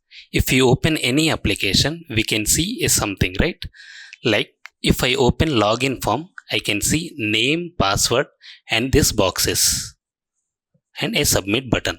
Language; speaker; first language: English; non-native, local second language; Telugu